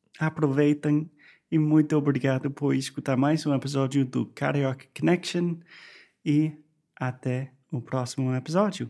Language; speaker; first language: Portuguese; non-native, fluent; English